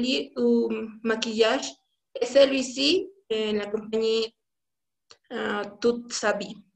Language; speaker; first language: French; non-native, learner; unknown